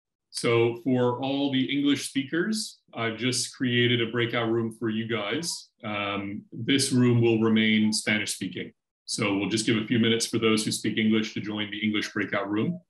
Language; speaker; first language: English; native; English